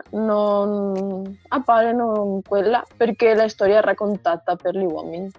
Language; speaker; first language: Italian; non-native, learner; Spanish